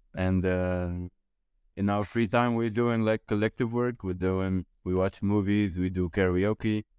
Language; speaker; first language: English; non-native, fluent; Arabic